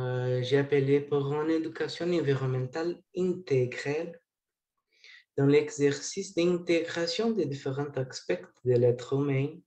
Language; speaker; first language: French; non-native, learner; Portuguese